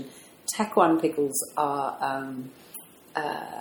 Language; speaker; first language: English; native; English